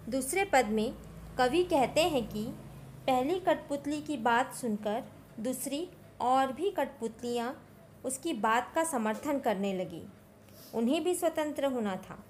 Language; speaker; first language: Hindi; native; Hindi